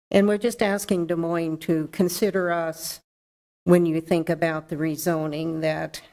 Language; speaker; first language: English; native; English